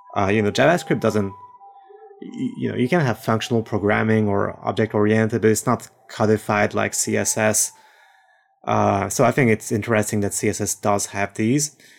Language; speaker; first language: English; non-native, fluent; French